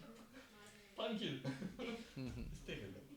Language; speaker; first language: Catalan; non-native, local second language; French